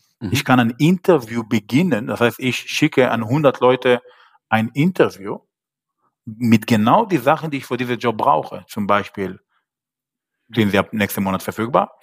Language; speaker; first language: German; non-native, fluent; Hebrew